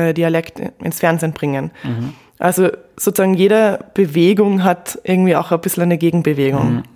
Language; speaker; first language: German; native; German